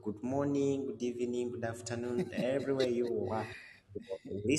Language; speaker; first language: English; non-native, local second language; Ganda